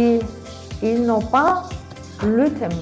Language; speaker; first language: French; non-native, learner; Spanish